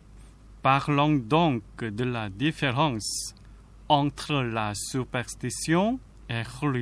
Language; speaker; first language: French; non-native, fluent; Korean